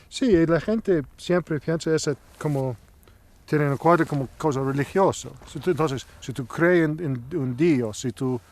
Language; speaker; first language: Spanish; non-native, learner; English